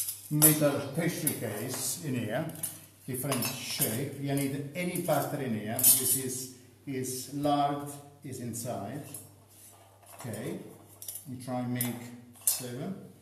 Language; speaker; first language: English; non-native, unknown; Italian